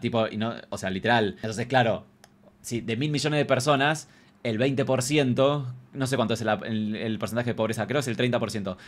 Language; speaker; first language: Spanish; native; Spanish